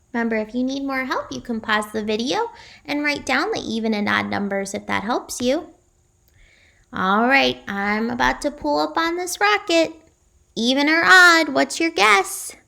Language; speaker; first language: English; native; English